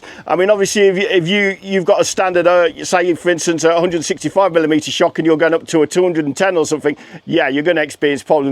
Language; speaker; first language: English; native; English